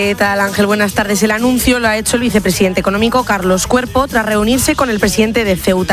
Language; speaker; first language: Spanish; native; Spanish